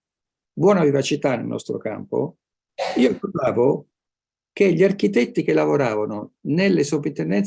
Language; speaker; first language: Italian; native; Italian